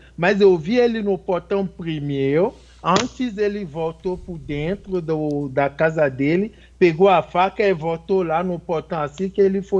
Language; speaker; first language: Portuguese; non-native, fluent; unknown